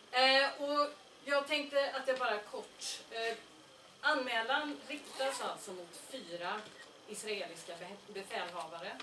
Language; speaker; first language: Swedish; native; Swedish